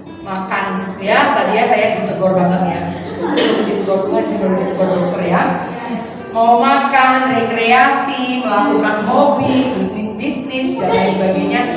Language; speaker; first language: Indonesian; native; Indonesian